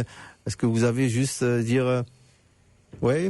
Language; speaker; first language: French; native; French